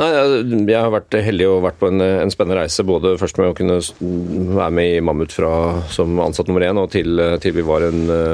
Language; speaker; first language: Norwegian; native; Norwegian